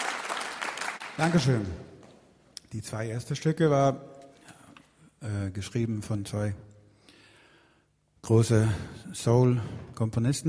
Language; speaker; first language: German; non-native, fluent; Swedish